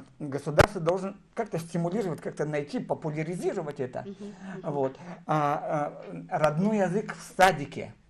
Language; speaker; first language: Russian; non-native, local second language; Gagauz